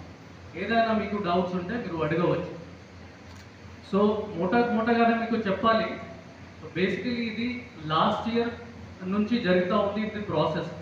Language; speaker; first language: Telugu; non-native, fluent; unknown